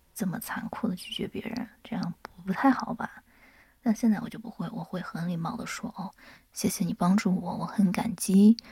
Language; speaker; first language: Chinese; native; Chinese